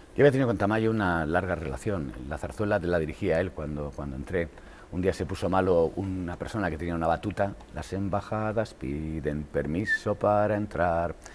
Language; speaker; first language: Spanish; native; Spanish